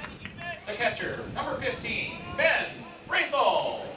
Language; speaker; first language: English; native; English